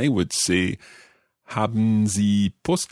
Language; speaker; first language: German; non-native, learner; English